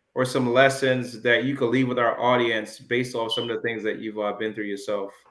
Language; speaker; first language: English; early bilingual, other home language; Jamaican Creole English